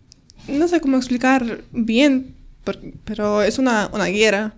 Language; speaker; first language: Spanish; non-native, learner; Ukrainian